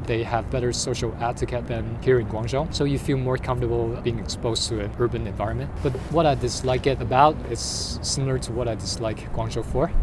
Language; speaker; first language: English; non-native, fluent; Chinese